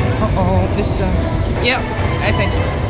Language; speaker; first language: English; non-native, learner; Korean